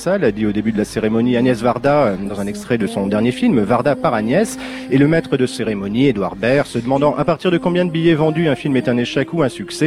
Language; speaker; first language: French; native; French